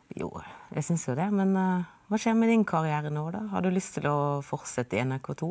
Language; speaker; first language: Norwegian; native; Norwegian